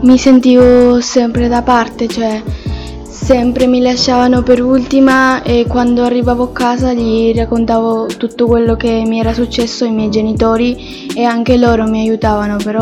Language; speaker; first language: Italian; early bilingual, other home language; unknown